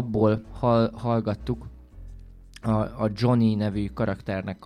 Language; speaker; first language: Hungarian; native; Hungarian